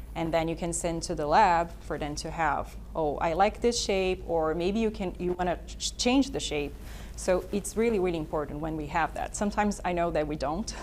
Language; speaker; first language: English; non-native, fluent; Portuguese